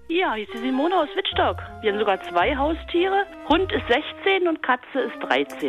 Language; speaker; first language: German; native; German